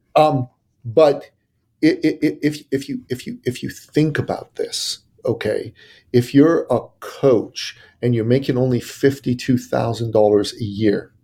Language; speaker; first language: English; early bilingual, other home language; Persian